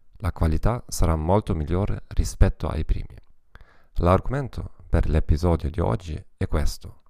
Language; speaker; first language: Italian; non-native, learner; German